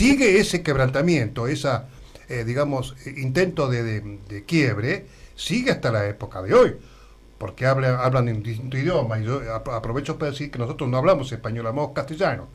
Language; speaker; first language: Spanish; native; Spanish